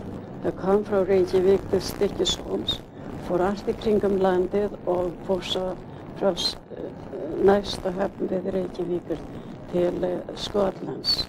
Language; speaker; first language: Icelandic; early bilingual, heritage; Icelandic